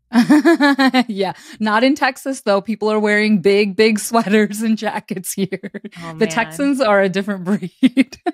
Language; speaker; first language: English; early bilingual, other home language; Hindi